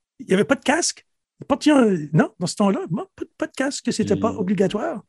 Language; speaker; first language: French; native; French